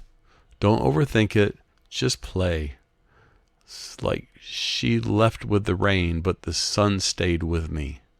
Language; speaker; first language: English; native; English